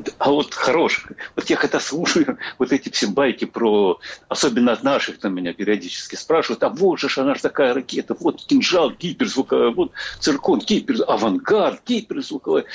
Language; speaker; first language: Russian; native; Russian